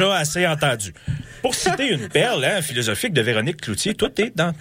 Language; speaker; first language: French; native; French